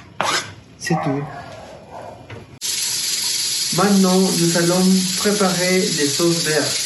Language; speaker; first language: French; non-native, learner; Spanish